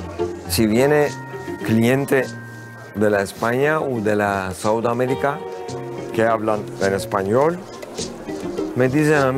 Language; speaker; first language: Spanish; early bilingual, heritage; Ladino